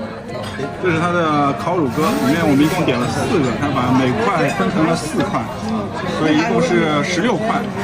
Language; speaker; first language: Chinese; native; Chinese